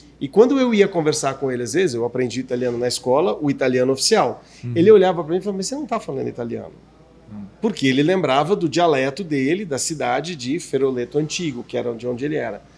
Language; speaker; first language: Portuguese; native; Portuguese